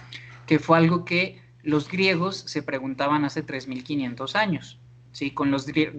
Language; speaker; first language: Spanish; native; Spanish